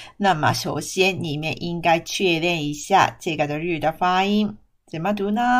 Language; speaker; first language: Chinese; non-native, fluent; Japanese